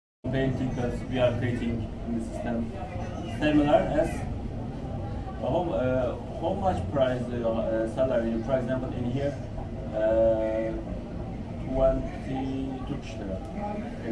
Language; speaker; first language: English; non-native, learner; Turkish